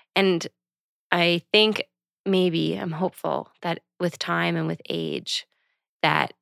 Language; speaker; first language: English; native; English